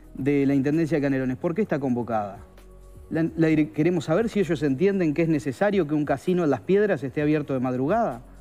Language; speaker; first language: Spanish; native; Spanish